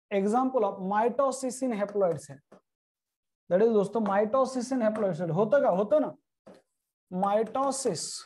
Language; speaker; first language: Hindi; non-native, local second language; Marathi